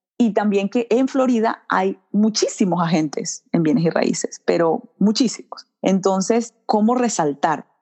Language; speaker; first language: Spanish; native; Spanish